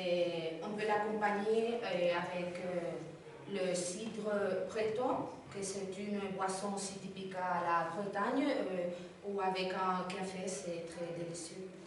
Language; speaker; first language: French; non-native, learner; Spanish